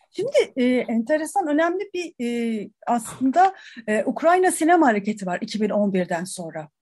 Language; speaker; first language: Turkish; native; Turkish